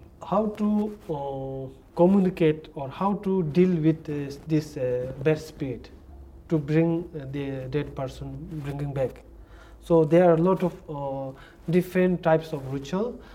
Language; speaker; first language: English; non-native, learner; Tibetan